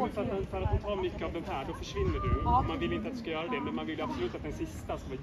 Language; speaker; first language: Swedish; native; Swedish